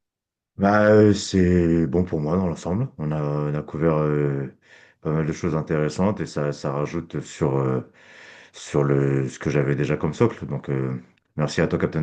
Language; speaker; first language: French; native; French